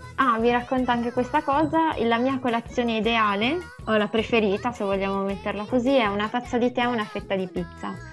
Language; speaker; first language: Italian; early bilingual, other home language; Sinhala